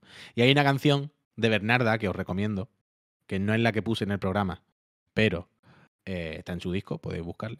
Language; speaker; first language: Spanish; native; Spanish